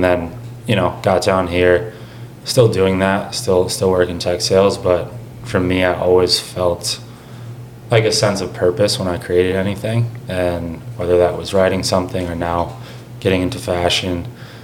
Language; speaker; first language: English; native; English